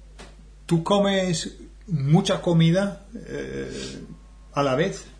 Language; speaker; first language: Spanish; non-native, fluent; English